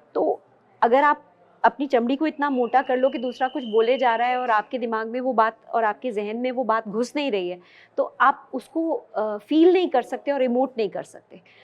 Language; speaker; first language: Hindi; native; Hindi